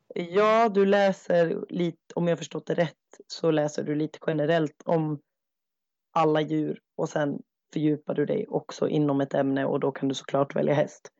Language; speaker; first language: Swedish; native; Swedish